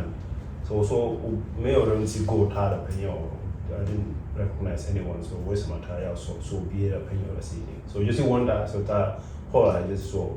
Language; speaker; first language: Chinese; non-native, fluent; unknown